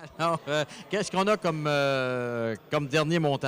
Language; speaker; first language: French; native; French